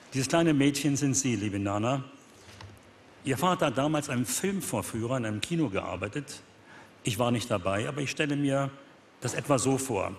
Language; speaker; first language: German; native; German